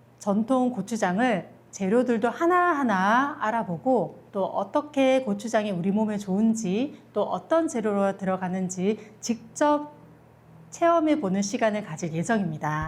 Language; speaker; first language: Korean; native; Korean